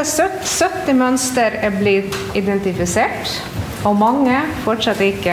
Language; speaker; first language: Norwegian; non-native, fluent; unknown